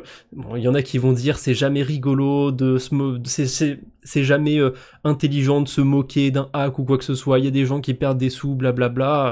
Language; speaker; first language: French; native; French